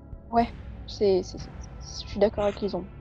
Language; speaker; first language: French; native; French